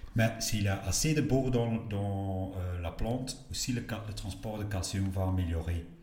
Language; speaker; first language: French; non-native, local second language; Dutch